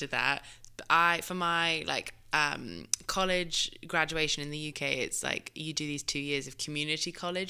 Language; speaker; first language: English; native; English